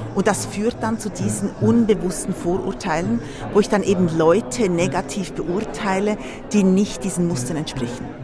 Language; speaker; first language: German; native; German